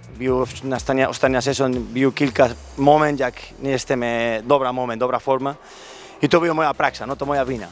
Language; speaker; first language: Polish; non-native, learner; Spanish